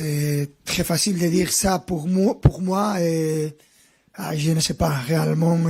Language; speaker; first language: French; non-native, fluent; Spanish